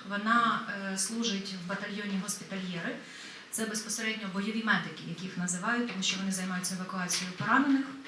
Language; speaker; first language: Ukrainian; native; Ukrainian